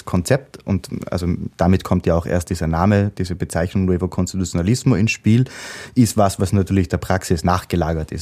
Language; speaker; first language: German; native; German